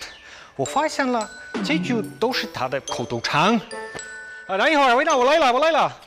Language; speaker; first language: Chinese; non-native, learner; English